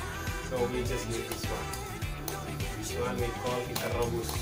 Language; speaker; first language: English; non-native, learner; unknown